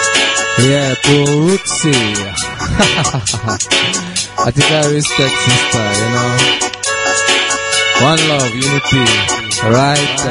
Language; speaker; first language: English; non-native, learner; French